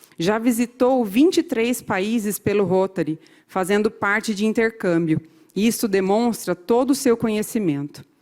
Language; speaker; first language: Portuguese; native; Portuguese